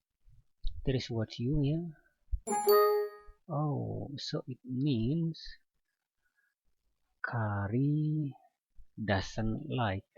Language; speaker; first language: English; non-native, learner; Indonesian